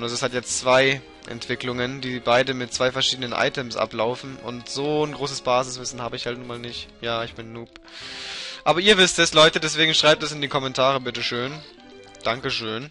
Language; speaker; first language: German; native; German